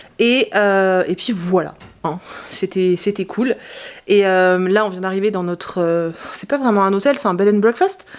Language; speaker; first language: French; native; French